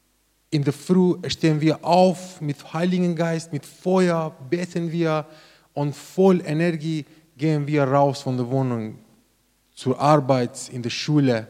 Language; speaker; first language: German; non-native, learner; Persian